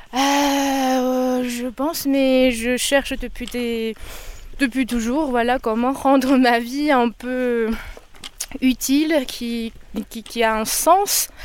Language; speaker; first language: French; non-native, fluent; Chinese